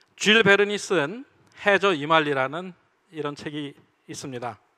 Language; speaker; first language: Korean; native; Korean